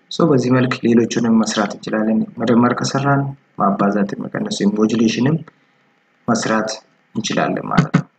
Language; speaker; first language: Amharic; non-native, local second language; Oromo